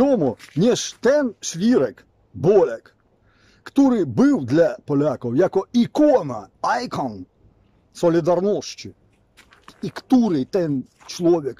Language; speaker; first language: Polish; non-native, fluent; Ukrainian